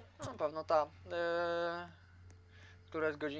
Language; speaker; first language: Polish; native; Polish